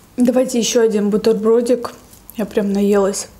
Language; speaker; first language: Russian; native; Russian